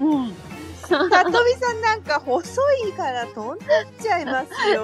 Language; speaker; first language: Japanese; native; Japanese